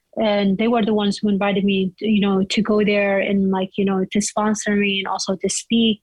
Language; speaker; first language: English; non-native, fluent; Arabic